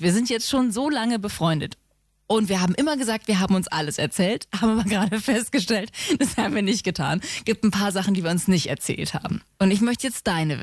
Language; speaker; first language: German; native; German